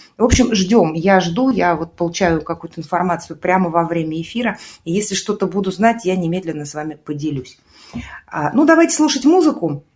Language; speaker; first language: Russian; native; Russian